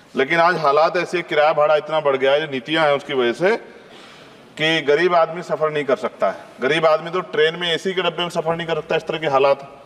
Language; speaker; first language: Hindi; native; Hindi